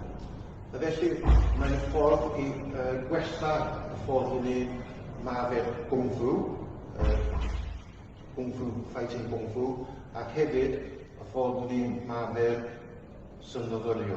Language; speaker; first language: Welsh; non-native, fluent; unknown